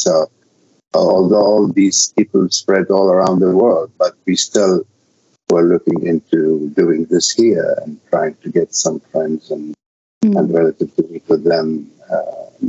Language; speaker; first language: English; non-native, fluent; Arabic